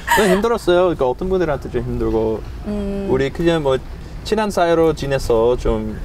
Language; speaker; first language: Korean; non-native, fluent; English